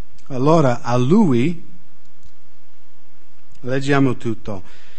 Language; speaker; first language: Italian; non-native, fluent; English